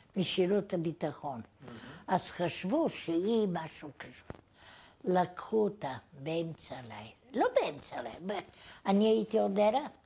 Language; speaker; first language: Hebrew; non-native, fluent; Bulgarian